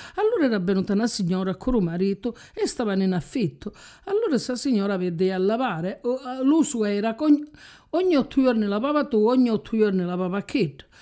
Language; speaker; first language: Italian; native; Italian